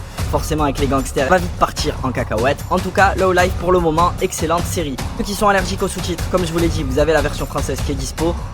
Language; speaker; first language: French; native; French